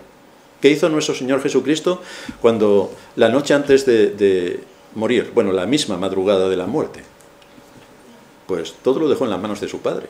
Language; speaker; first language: Spanish; native; Spanish